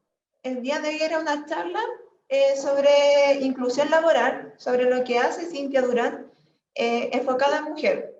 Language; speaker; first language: Spanish; native; Spanish